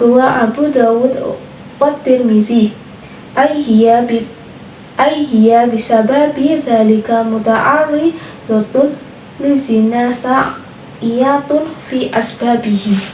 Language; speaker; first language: Arabic; non-native, learner; Indonesian